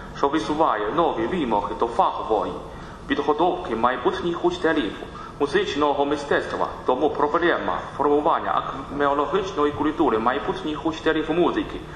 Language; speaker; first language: Ukrainian; non-native, learner; Chinese